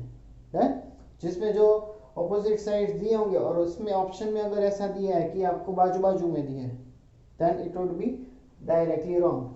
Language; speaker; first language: Hindi; non-native, local second language; Gujarati